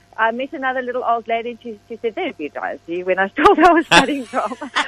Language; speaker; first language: English; native; English